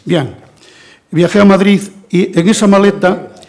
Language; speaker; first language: Spanish; non-native, local second language; Galician